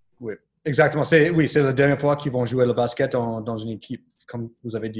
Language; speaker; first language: French; non-native, learner; English